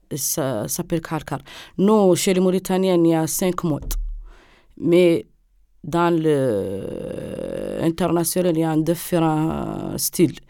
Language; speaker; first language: French; non-native, local second language; Arabic